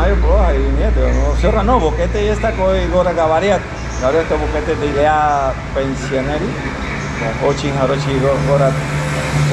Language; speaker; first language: Russian; non-native, learner; Spanish